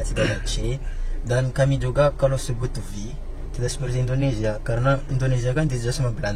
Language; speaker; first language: Indonesian; non-native, fluent; Malagasy